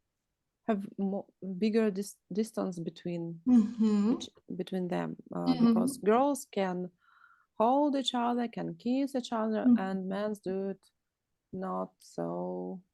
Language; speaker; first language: English; non-native, learner; Russian